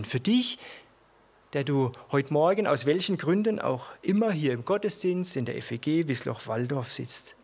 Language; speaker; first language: German; native; German